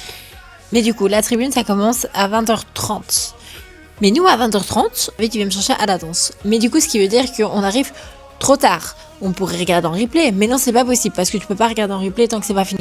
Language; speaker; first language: French; native; French